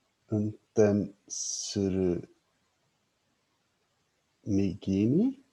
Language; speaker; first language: Japanese; non-native, learner; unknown